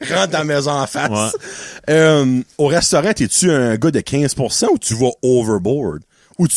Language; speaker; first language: French; native; French